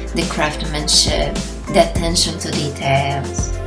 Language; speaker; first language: English; non-native, fluent; Portuguese